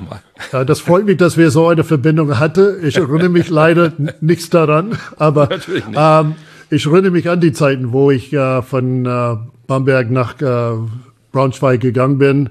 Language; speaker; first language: German; non-native, fluent; English